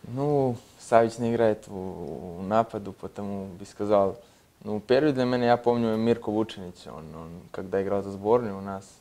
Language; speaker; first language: Russian; non-native, learner; Serbian